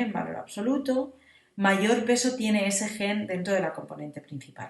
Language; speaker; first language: Spanish; native; Spanish